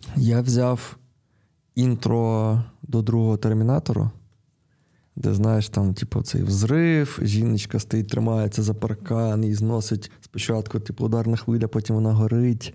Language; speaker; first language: Ukrainian; non-native, local second language; Russian